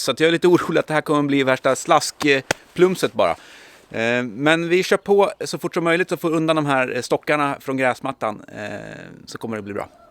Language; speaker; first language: Swedish; native; Swedish